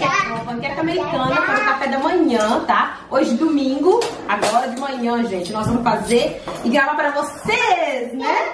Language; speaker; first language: Portuguese; native; Portuguese